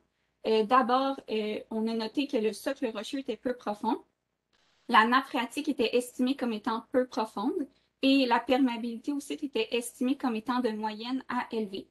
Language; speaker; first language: French; native; French